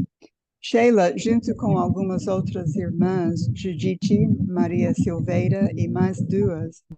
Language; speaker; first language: Portuguese; non-native, fluent; English